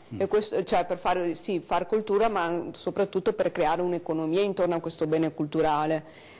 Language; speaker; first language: Italian; native; Italian